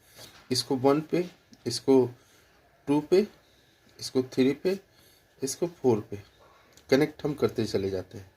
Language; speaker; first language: Hindi; native; Hindi